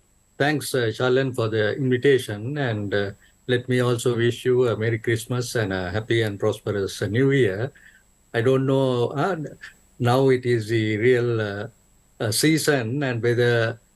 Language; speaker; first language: English; non-native, local second language; Sinhala